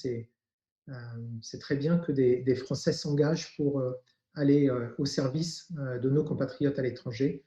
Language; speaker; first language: French; native; French